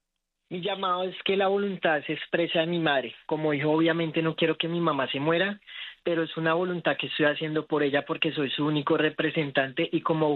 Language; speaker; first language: Spanish; native; Spanish